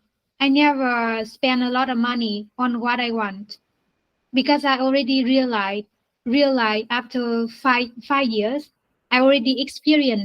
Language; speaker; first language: English; non-native, learner; Vietnamese